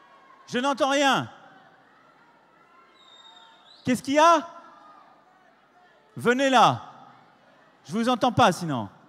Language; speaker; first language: French; native; French